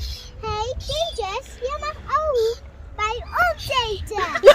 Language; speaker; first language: Dutch; early bilingual, other home language; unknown